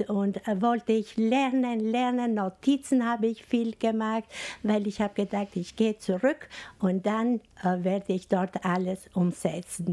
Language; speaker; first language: German; non-native, fluent; Albanian